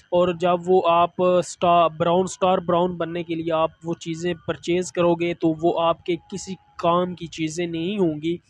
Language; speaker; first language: Urdu; non-native, local second language; Punjabi